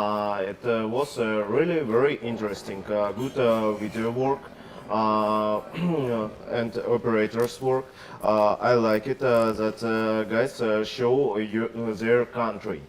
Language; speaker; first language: English; non-native, learner; Russian